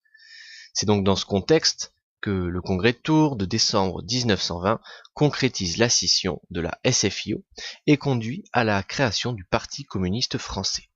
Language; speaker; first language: French; native; French